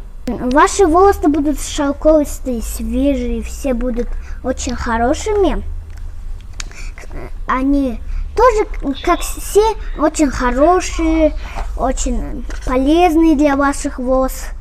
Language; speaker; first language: Russian; non-native, local second language; Kyrgyz